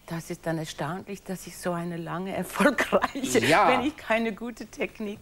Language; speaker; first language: German; non-native, fluent; English